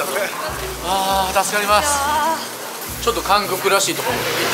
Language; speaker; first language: Japanese; native; Japanese